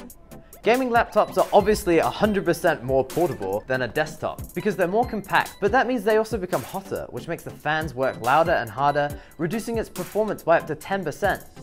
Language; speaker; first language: English; native; English